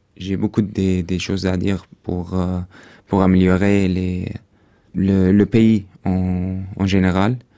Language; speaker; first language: French; non-native, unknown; Arabic